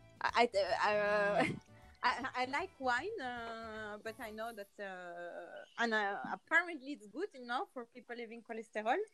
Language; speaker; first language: English; non-native, fluent; French